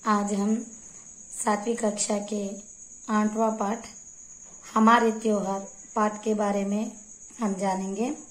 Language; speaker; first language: Hindi; non-native, local second language; Telugu